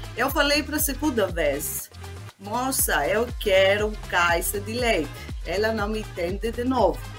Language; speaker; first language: Portuguese; non-native, fluent; Greek